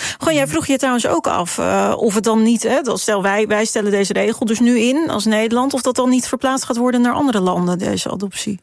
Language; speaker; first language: Dutch; native; Dutch